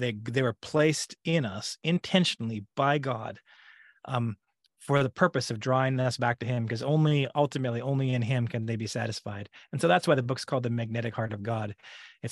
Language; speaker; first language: English; native; English